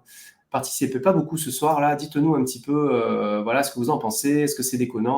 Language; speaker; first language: French; native; French